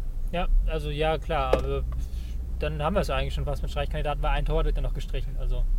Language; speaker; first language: German; native; German